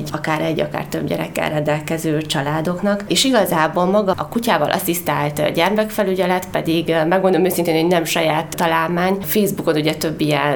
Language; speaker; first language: Hungarian; native; Hungarian